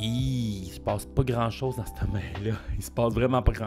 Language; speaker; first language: French; native; French